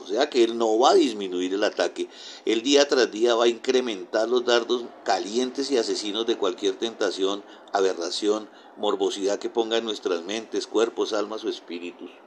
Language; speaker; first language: Spanish; native; Spanish